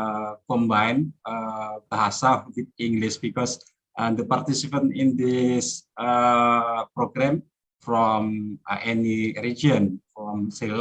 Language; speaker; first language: English; non-native, learner; Indonesian